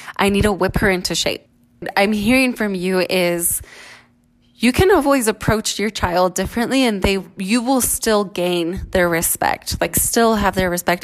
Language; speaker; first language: English; early bilingual, other home language; Spanish